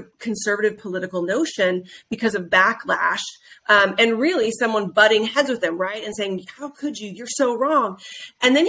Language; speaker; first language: English; native; English